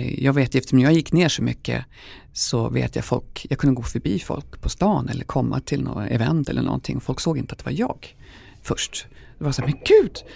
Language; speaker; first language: Swedish; native; Swedish